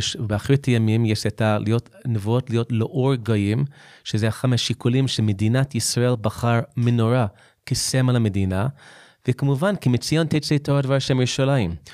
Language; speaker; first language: Hebrew; non-native, fluent; English